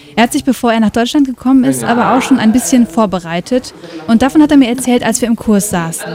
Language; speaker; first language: German; native; German